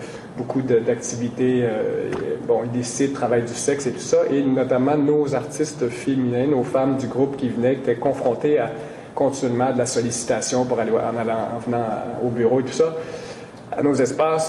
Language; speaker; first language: French; native; French